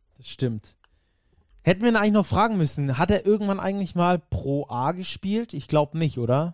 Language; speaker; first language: German; native; German